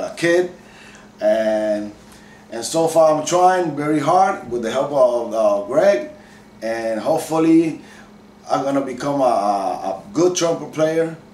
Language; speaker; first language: English; non-native, local second language; Spanish